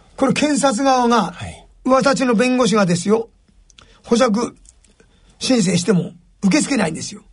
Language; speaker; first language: Japanese; native; Japanese